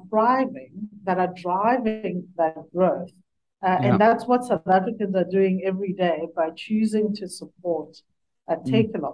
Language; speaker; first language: English; non-native, local second language; Northern Sotho